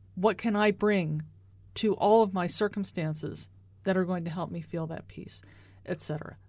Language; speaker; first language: English; native; English